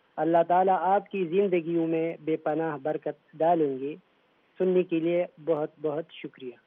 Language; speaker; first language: Urdu; non-native, local second language; Pashto